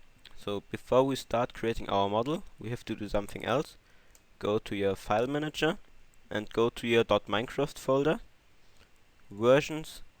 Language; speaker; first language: English; non-native, fluent; German